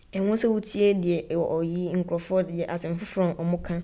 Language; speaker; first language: Italian; early bilingual, other home language; Akan